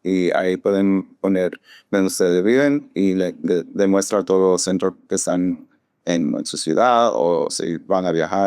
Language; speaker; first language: Spanish; non-native, fluent; English